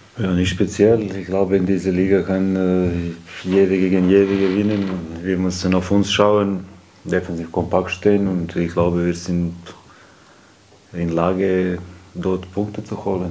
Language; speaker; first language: German; non-native, fluent; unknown